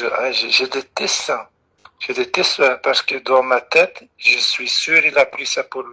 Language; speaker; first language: French; non-native, local second language; Dutch